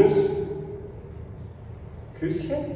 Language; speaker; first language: German; non-native, fluent; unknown